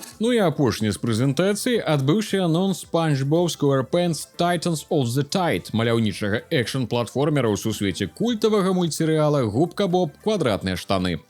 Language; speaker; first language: Belarusian; native; Belarusian